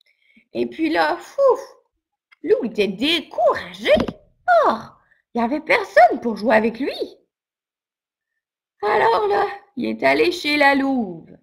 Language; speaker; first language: French; native; French